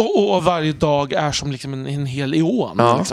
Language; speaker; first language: Swedish; native; Swedish